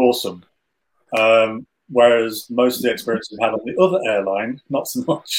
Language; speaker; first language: English; native; English